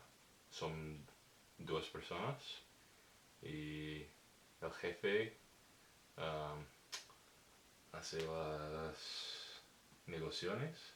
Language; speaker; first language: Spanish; non-native, fluent; English